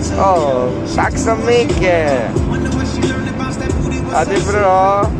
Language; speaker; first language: Swedish; non-native, learner; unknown